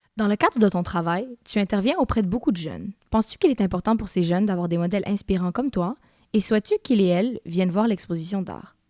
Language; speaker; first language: French; native; French